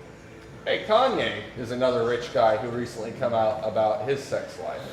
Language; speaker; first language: English; native; English